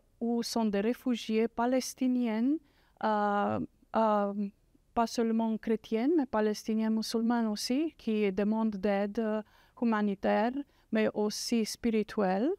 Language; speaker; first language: French; non-native, fluent; English